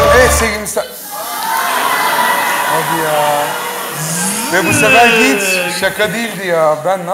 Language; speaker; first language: Turkish; native; Turkish